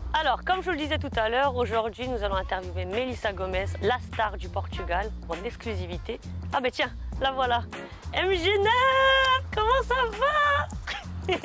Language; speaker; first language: French; native; French